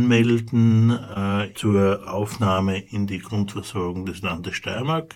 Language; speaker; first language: German; native; German